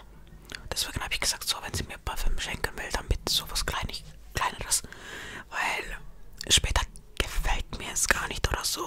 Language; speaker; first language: German; non-native, fluent; Estonian